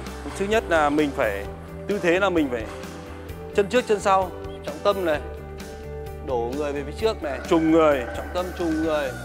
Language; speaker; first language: Vietnamese; native; Vietnamese